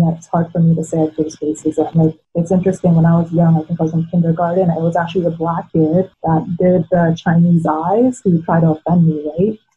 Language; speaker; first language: English; non-native, fluent; Filipino